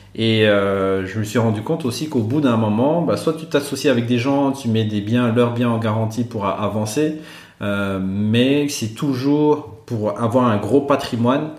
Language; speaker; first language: French; non-native, local second language; Malagasy